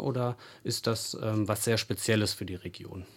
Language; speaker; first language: German; native; German